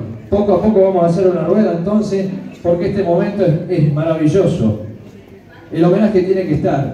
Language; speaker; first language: Spanish; native; Spanish